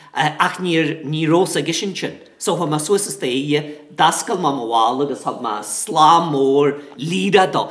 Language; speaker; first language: Irish; native; Irish